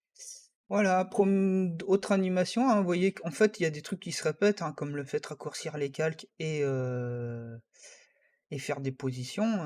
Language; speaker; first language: French; native; French